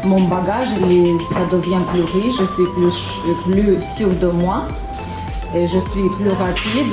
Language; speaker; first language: French; non-native, learner; Russian